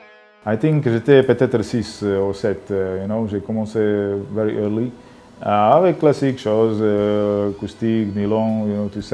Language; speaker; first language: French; non-native, learner; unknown